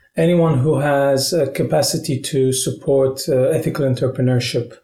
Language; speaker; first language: English; non-native, fluent; Arabic